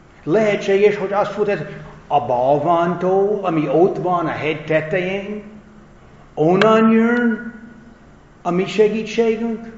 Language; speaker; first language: Hungarian; non-native, fluent; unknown